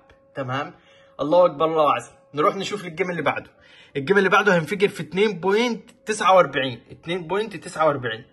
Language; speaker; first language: Arabic; native; Arabic